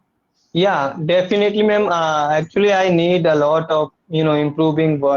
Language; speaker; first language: English; non-native, learner; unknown